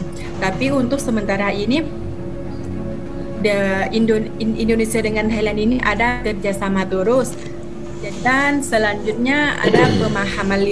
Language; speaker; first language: Indonesian; non-native, fluent; Thai